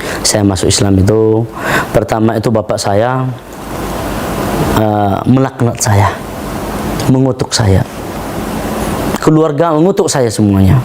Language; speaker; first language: Indonesian; non-native, local second language; Nias